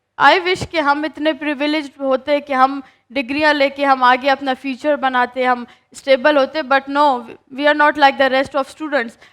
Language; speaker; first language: Urdu; non-native, local second language; Baluchi